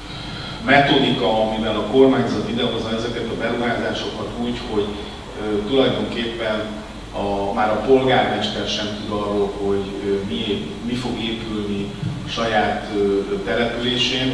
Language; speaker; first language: Hungarian; native; Hungarian